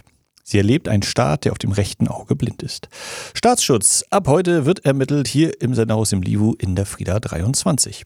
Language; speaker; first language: German; native; German